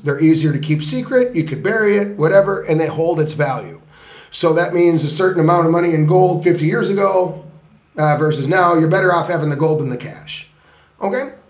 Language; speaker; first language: English; native; English